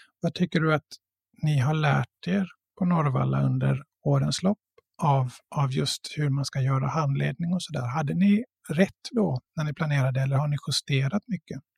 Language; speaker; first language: Swedish; native; Swedish